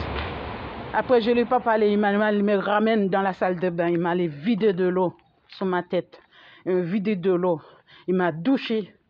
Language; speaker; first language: French; non-native, fluent; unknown